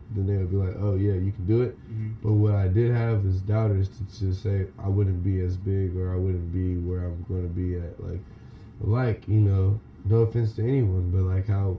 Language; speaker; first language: English; native; English